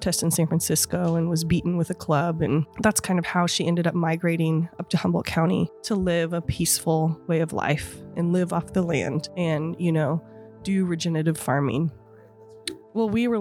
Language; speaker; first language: English; native; English